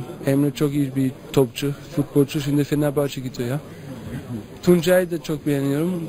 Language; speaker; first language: Turkish; early bilingual, heritage; Turkish